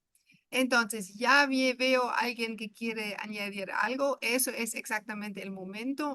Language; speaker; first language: Spanish; non-native, fluent; German